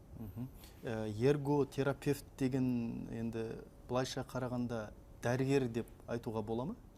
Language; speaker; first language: Kazakh; native; Kazakh